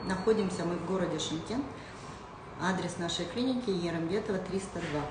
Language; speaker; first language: Russian; non-native, local second language; Kazakh